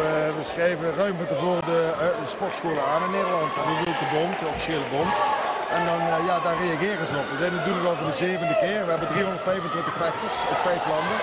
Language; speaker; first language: Dutch; native; Dutch